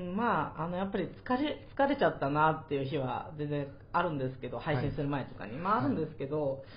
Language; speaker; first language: Japanese; native; Japanese